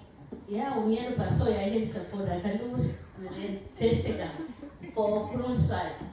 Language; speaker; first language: Danish; non-native, learner; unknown